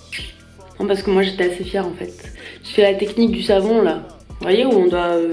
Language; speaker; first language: French; native; French